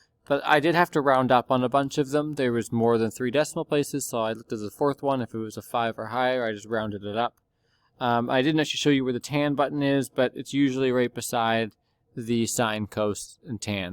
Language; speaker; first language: English; native; English